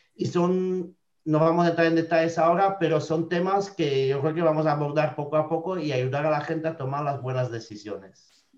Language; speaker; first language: Spanish; non-native, fluent; French